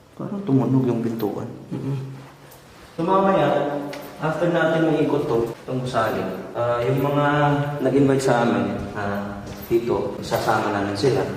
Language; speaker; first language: Filipino; non-native, local second language; Cebuano